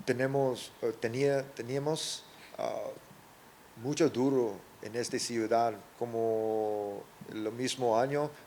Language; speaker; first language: Spanish; non-native, learner; English